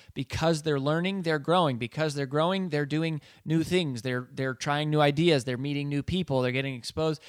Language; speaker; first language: English; native; English